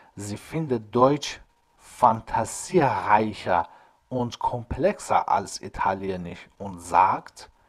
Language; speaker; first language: German; non-native, fluent; Persian